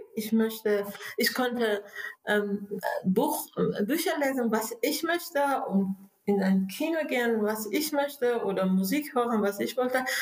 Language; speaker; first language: German; non-native, fluent; Persian